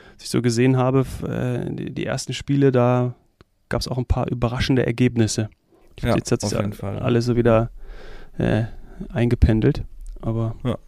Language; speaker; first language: German; native; German